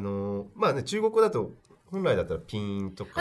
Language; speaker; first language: Japanese; native; Japanese